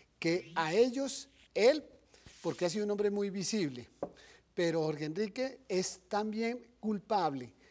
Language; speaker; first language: Spanish; native; Spanish